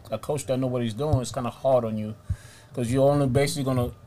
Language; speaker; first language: English; early bilingual, other home language; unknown